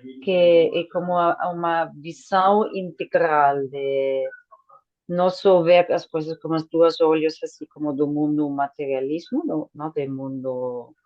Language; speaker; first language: Portuguese; non-native, fluent; Spanish